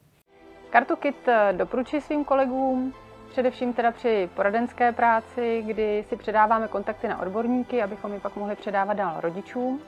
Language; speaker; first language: Czech; native; Czech